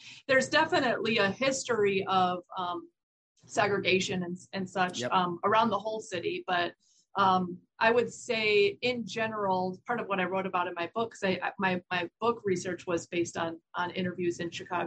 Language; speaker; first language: English; native; English